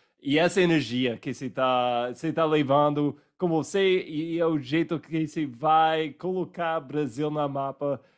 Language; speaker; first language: Portuguese; non-native, fluent; English